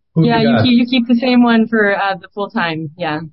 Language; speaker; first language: English; native; English